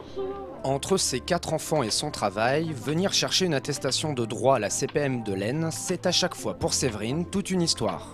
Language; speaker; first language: French; native; French